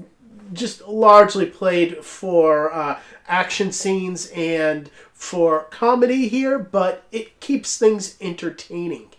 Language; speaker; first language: English; native; English